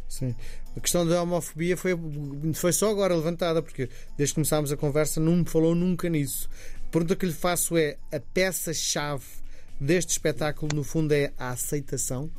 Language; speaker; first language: Portuguese; native; Portuguese